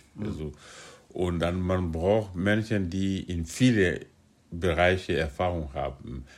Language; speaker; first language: German; non-native, fluent; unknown